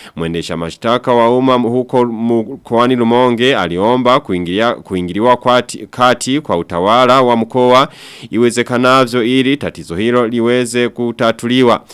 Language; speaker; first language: Swahili; non-native, local second language; Rundi